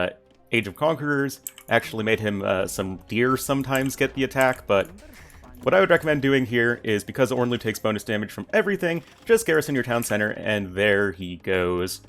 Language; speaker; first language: English; native; English